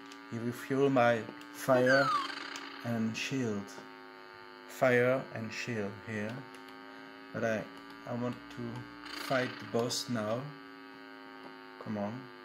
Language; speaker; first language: English; non-native, learner; French